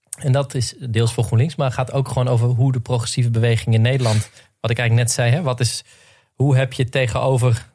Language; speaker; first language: Dutch; native; Dutch